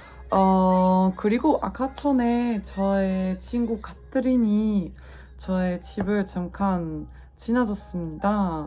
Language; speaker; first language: Korean; non-native, learner; Dutch